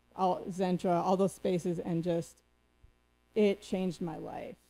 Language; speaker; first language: English; native; English